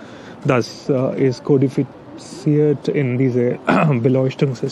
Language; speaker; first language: German; non-native, learner; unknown